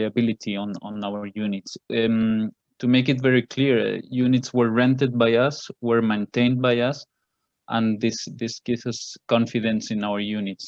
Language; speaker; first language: English; non-native, fluent; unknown